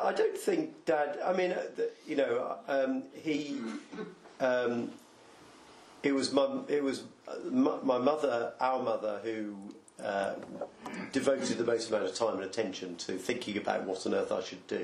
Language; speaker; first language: English; native; English